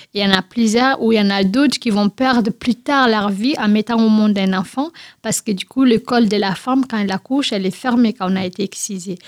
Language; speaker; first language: French; non-native, local second language; Fula